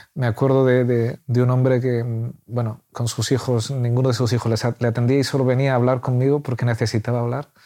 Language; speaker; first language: Spanish; native; Spanish